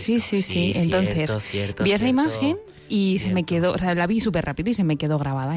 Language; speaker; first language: Spanish; native; Spanish